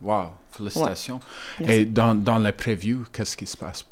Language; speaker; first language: French; non-native, learner; English